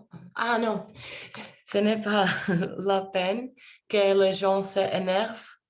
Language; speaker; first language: French; non-native, learner; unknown